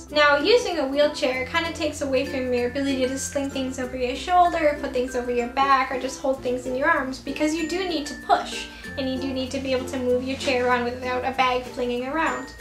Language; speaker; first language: English; native; English